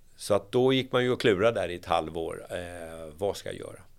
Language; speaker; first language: Swedish; native; Swedish